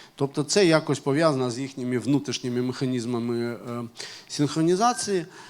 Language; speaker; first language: Ukrainian; non-native, local second language; Russian